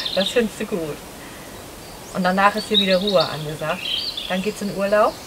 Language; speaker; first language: German; native; German